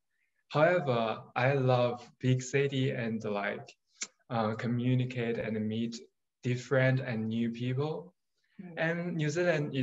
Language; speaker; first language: English; non-native, fluent; Chinese